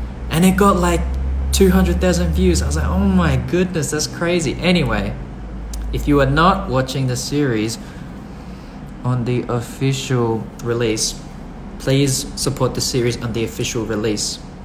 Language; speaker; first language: English; early bilingual, other home language; Thai